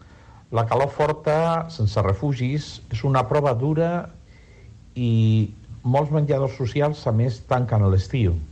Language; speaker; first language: Catalan; non-native, local second language; Spanish